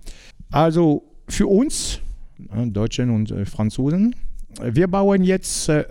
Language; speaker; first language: German; non-native, learner; French